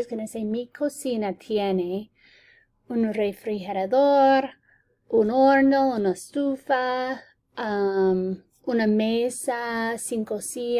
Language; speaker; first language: Spanish; non-native, fluent; English